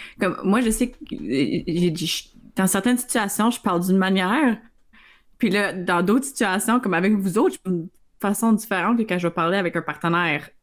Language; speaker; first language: French; native; French